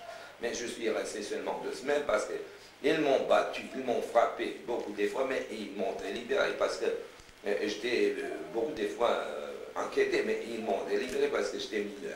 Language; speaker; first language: French; non-native, fluent; Romanian